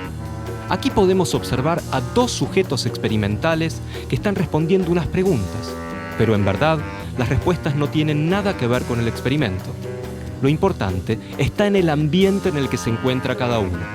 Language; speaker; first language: Spanish; native; Spanish